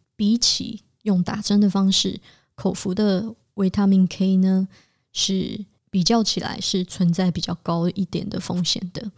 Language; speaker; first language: Chinese; native; Chinese